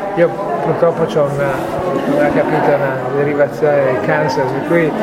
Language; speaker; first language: Italian; native; Italian